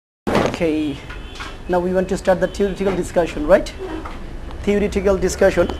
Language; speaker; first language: English; non-native, fluent; Bangla